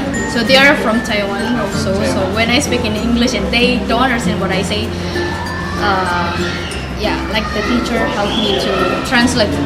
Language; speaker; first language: English; non-native, fluent; Indonesian